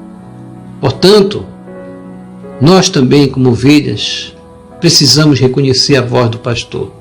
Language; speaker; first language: Portuguese; native; Portuguese